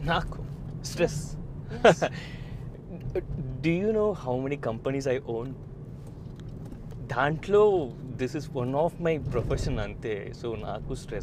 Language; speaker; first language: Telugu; non-native, learner; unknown